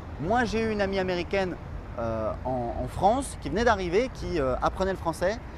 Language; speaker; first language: French; native; French